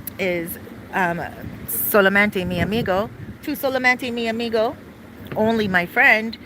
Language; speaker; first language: Spanish; non-native, learner; English